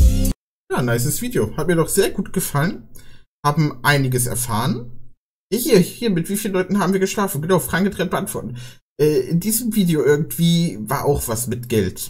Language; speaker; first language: German; native; German